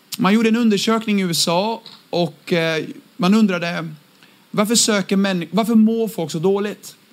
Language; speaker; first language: Swedish; early bilingual, other home language; Aramaic